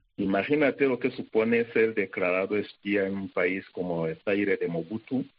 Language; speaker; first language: Spanish; non-native, fluent; Kinyarwanda